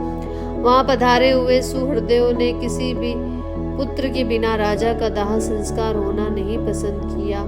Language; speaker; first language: Hindi; native; Hindi